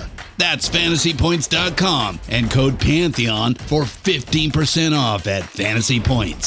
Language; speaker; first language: English; native; English